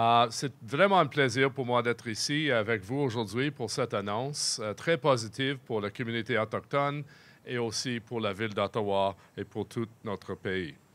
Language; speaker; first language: French; non-native, fluent; English